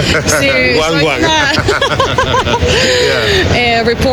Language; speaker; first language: Spanish; non-native, learner; Hebrew